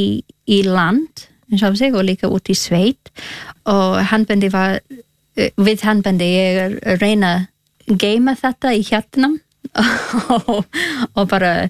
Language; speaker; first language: Icelandic; non-native, learner; Spanish